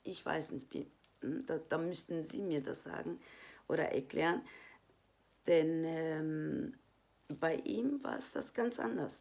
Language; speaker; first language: German; non-native, fluent; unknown